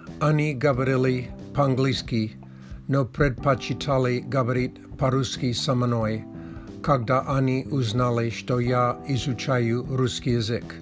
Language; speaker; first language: Russian; non-native, learner; English